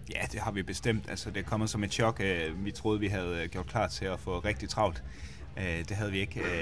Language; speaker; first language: Danish; native; Danish